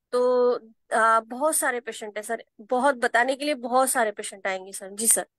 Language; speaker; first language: Hindi; non-native, local second language; Marathi